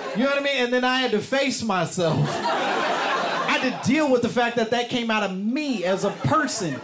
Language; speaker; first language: English; native; English